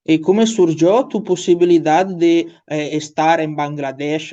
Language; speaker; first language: Spanish; non-native, learner; Italian